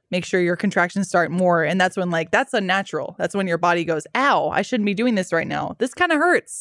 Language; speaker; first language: English; native; English